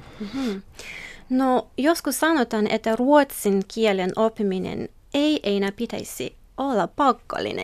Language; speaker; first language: Finnish; non-native, learner; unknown